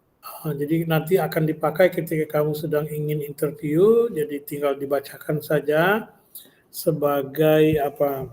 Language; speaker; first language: Indonesian; native; Indonesian